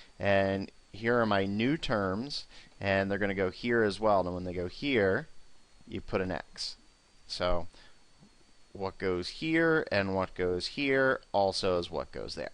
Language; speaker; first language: English; native; English